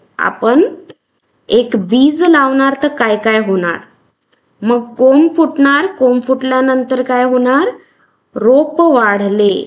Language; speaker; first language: Marathi; non-native, local second language; Hindi